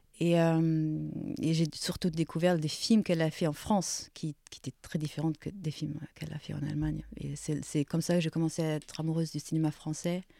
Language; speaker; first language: French; non-native, fluent; German